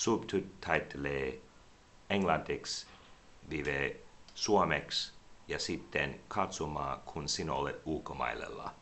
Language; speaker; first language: Finnish; non-native, learner; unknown